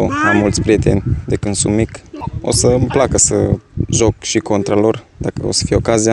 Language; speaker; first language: Romanian; early bilingual, heritage; Romanian